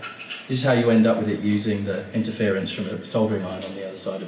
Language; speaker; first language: English; native; English